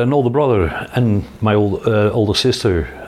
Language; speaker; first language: English; non-native, fluent; Dutch